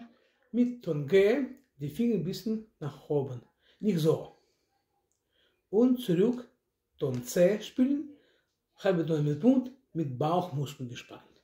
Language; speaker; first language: German; non-native, learner; Russian